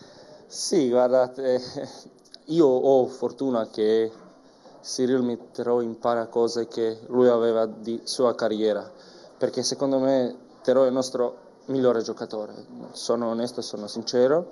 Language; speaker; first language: Italian; non-native, learner; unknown